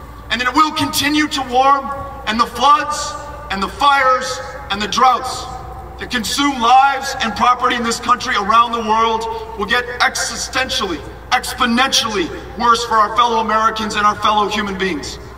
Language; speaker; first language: English; native; English